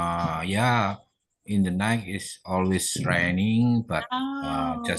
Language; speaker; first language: English; non-native, learner; Indonesian